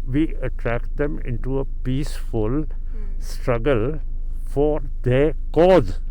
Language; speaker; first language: English; non-native, local second language; Punjabi